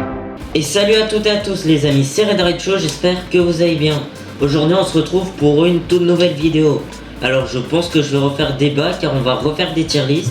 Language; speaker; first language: French; native; French